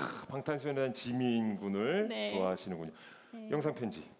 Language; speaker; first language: Korean; native; Korean